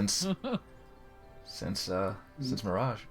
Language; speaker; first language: English; native; English